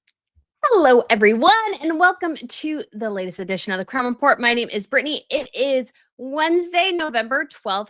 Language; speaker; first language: English; native; English